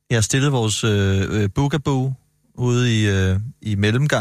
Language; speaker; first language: Danish; native; Danish